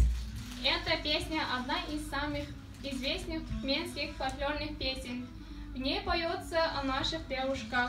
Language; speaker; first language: Russian; non-native, fluent; Turkmen